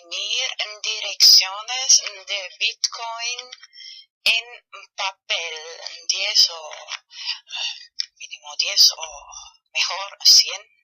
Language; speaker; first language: Spanish; non-native, fluent; German